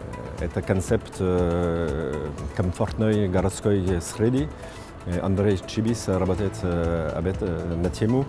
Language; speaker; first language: Russian; non-native, fluent; French